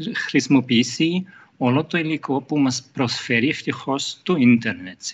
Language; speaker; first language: Greek; non-native, fluent; German